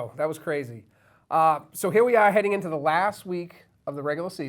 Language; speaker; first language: English; native; English